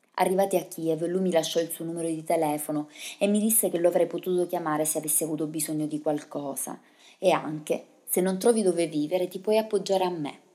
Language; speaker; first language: Italian; early bilingual, other home language; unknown